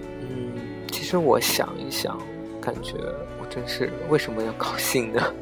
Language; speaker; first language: Chinese; native; Chinese